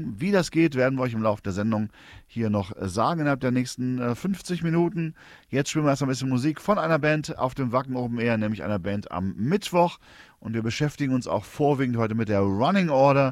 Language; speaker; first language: German; native; German